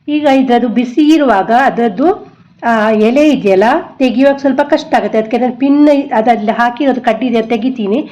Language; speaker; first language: Kannada; non-native, local second language; Konkani